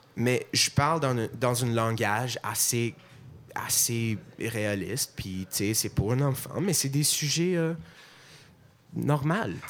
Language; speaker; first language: French; non-native, fluent; English